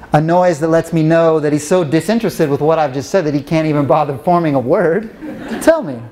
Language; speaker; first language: English; native; English